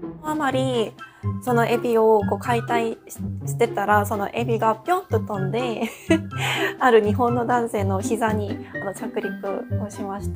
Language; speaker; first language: Japanese; non-native, fluent; Korean